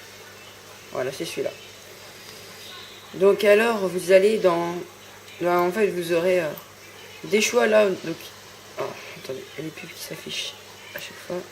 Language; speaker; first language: French; native; French